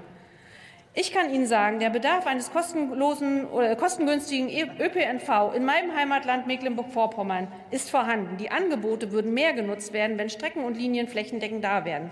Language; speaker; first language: German; native; German